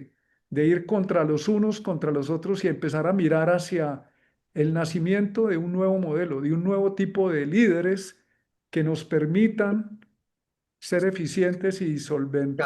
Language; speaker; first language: Spanish; native; Spanish